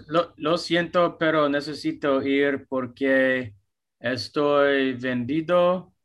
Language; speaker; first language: Spanish; non-native, learner; English